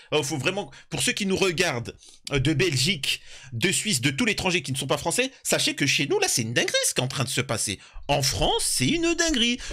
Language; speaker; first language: French; native; French